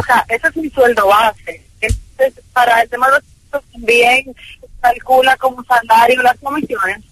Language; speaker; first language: Spanish; native; Spanish